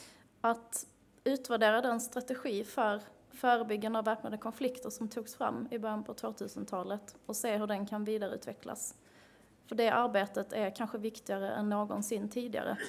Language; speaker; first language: Swedish; native; Swedish